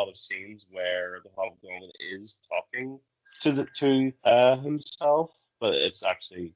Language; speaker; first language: English; native; English